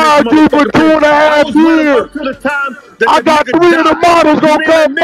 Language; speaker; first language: English; native; English